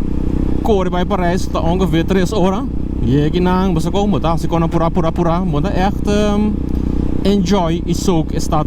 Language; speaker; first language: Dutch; non-native, local second language; Papiamento